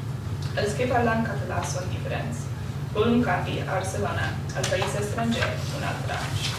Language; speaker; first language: Catalan; non-native, learner; English